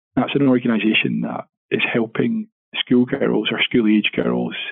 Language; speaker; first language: English; native; English